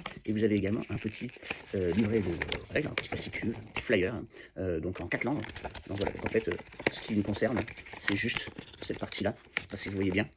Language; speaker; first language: French; native; French